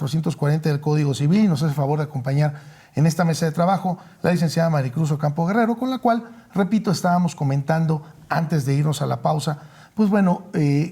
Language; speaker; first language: Spanish; native; Spanish